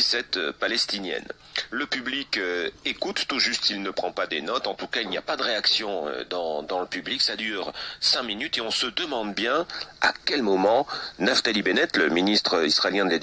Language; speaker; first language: French; native; French